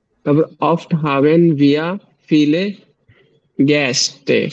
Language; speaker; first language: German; non-native, learner; Bangla